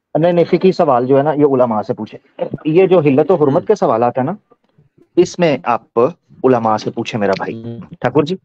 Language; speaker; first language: Urdu; non-native, local second language; Punjabi